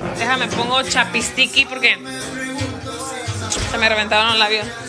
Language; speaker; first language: Spanish; native; Spanish